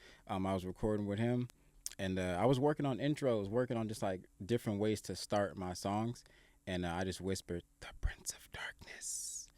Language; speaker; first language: English; native; English